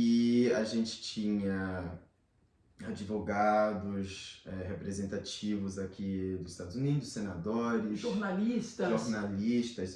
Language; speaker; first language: Portuguese; non-native, fluent; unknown